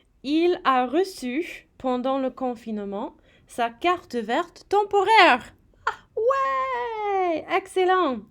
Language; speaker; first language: French; non-native, fluent; English